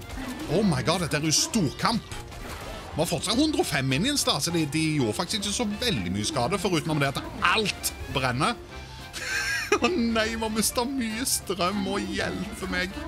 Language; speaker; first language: Norwegian; native; Norwegian